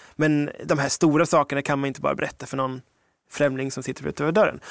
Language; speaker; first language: Swedish; early bilingual, other home language; English